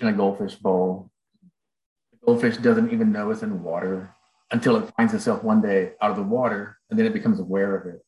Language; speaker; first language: English; native; English